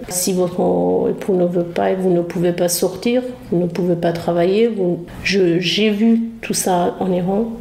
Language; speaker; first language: French; non-native, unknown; Persian